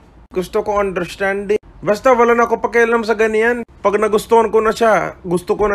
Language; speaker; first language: Filipino; non-native, fluent; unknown